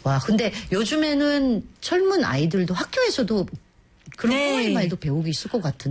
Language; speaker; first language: Korean; native; Korean